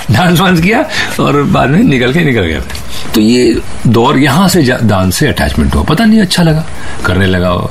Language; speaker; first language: Hindi; native; Hindi